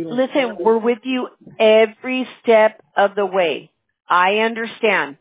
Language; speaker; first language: English; early bilingual, other home language; Spanish